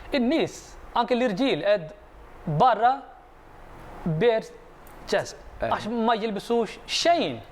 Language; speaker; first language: Maltese; non-native, fluent; Arabic